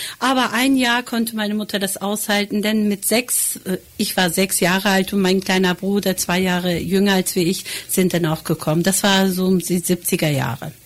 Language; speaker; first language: German; early bilingual, other home language; Turkish